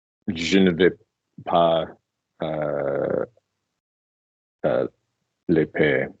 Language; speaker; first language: French; non-native, learner; English